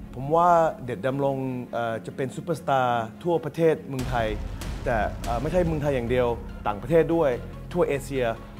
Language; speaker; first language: Thai; native; Thai